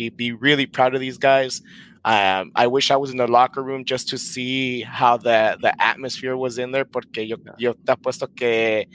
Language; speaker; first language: English; early bilingual, other home language; Spanish